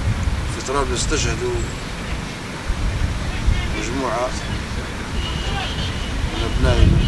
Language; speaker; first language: Arabic; native; Arabic